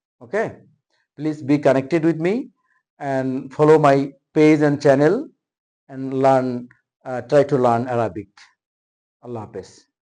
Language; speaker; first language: English; non-native, local second language; Bangla